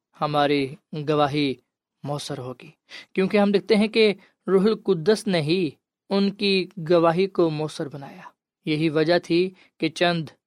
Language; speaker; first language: Urdu; non-native, local second language; Punjabi